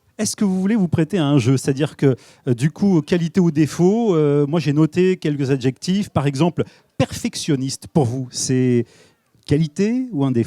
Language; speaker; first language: French; native; French